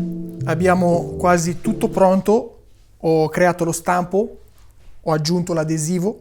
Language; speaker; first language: Italian; native; Italian